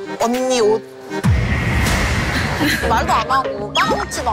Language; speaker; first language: Korean; native; Korean